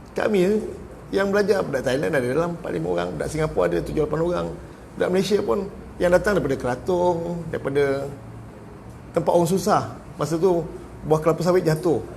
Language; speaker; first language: Malay; native; Malay